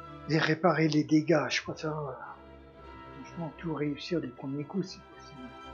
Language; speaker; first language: French; native; French